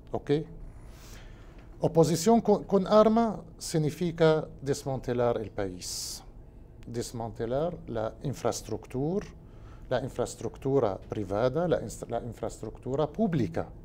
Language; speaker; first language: Spanish; non-native, learner; Arabic